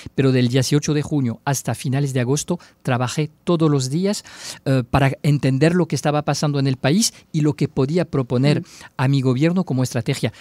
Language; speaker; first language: Spanish; non-native, fluent; French